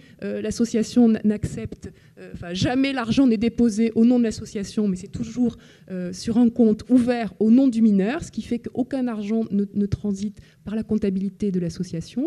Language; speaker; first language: French; native; French